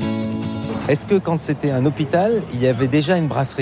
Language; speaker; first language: French; native; French